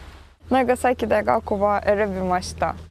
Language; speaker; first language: Japanese; non-native, learner; Ukrainian